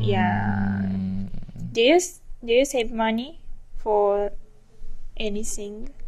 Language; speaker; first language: English; non-native, learner; Japanese